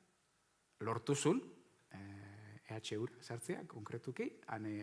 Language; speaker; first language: Basque; native; Basque